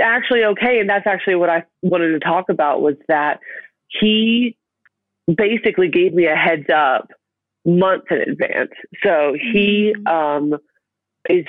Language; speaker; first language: English; native; English